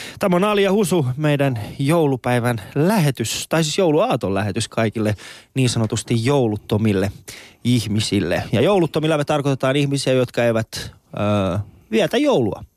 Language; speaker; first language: Finnish; non-native, fluent; Persian